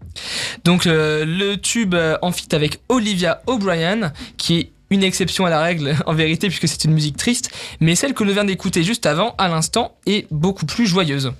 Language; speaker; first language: French; native; French